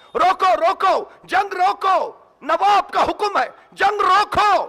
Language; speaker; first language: Hindi; non-native, local second language; Marathi